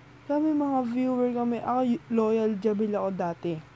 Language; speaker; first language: Filipino; native; Filipino